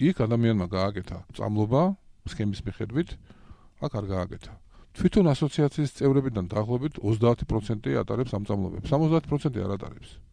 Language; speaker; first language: Georgian; native; Georgian